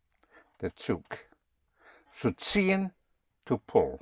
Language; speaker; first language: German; non-native, fluent; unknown